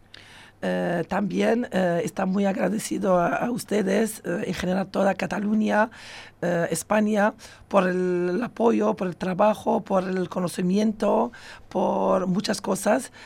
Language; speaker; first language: Spanish; non-native, fluent; Arabic